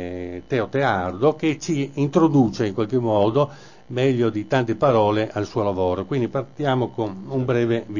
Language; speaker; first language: Italian; native; Italian